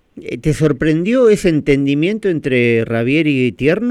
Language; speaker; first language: Spanish; native; Spanish